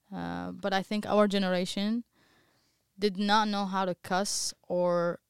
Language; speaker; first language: English; non-native, fluent; Arabic